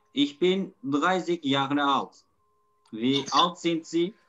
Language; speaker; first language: German; non-native, learner; Turkish